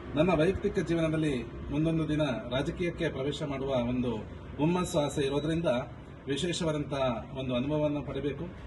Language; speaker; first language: Kannada; non-native, local second language; Konkani